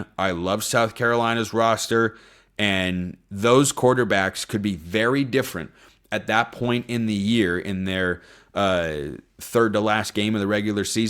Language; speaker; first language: English; native; English